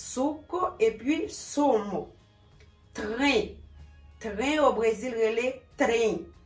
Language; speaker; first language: French; non-native, local second language; Haitian Creole